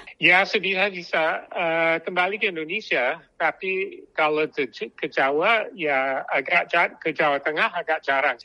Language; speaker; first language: Indonesian; non-native, fluent; English